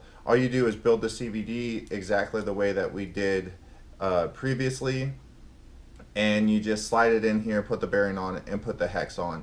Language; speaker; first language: English; native; English